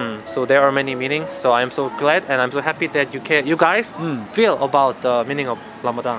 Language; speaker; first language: English; non-native, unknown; Korean